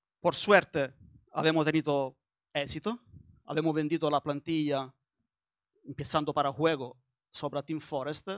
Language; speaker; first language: Spanish; non-native, learner; Italian